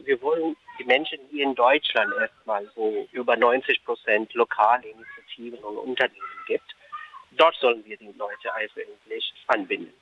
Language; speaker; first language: German; non-native, fluent; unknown